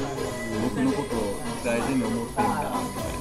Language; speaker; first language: Japanese; native; Japanese